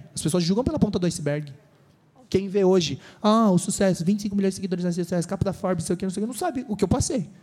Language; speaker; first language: Portuguese; native; Portuguese